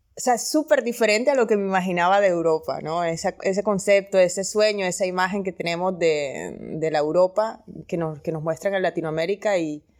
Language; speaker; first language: Spanish; native; Spanish